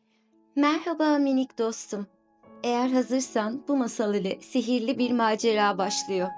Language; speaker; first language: Turkish; native; Turkish